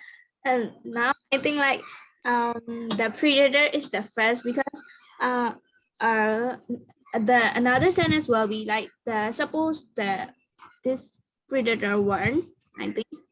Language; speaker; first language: English; non-native, learner; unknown